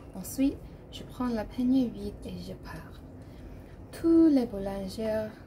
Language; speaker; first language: French; non-native, learner; English